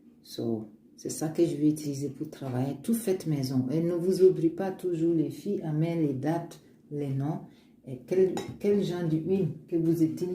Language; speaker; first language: French; non-native, learner; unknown